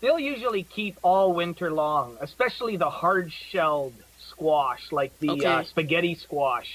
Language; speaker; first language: English; native; English